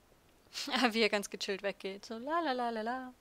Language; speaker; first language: German; native; German